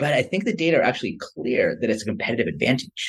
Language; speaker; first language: English; native; English